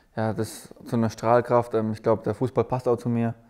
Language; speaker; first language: German; native; German